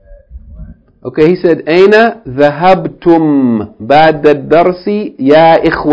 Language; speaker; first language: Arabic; non-native, fluent; English